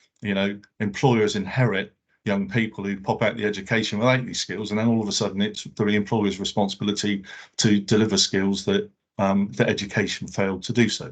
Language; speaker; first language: English; native; English